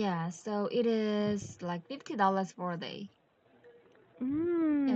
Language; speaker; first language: English; non-native, learner; Korean